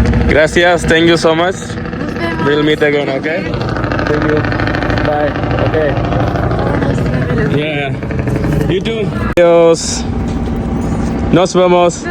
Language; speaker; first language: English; non-native, learner; Malayalam